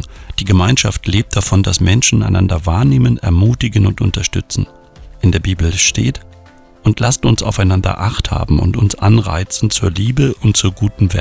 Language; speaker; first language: German; native; German